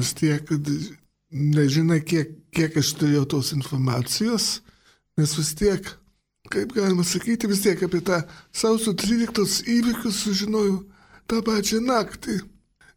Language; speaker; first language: Lithuanian; early bilingual, heritage; Lithuanian